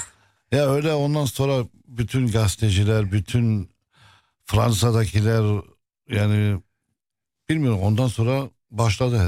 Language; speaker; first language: Turkish; non-native, fluent; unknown